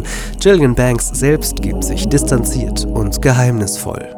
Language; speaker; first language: German; native; German